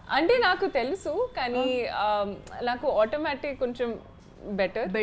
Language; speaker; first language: Telugu; non-native, learner; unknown